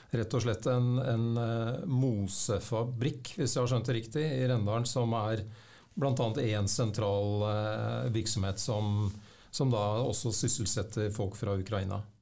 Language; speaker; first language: Norwegian; native; Norwegian